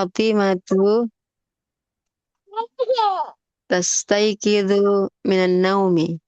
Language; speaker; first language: Arabic; non-native, learner; Indonesian